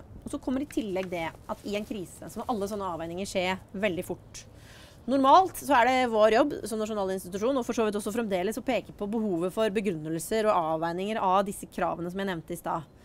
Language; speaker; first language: Norwegian; native; Norwegian